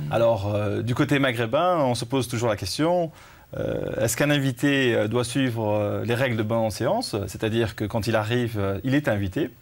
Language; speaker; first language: French; native; French